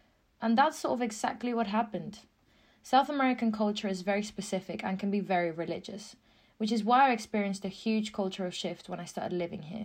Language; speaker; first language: English; non-native, fluent; Spanish